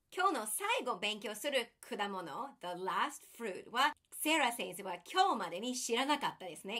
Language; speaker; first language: Japanese; non-native, fluent; English